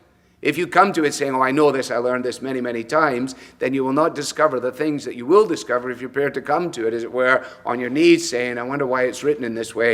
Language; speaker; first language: English; native; English